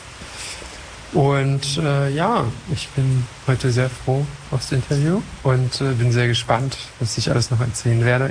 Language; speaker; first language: German; non-native, fluent; French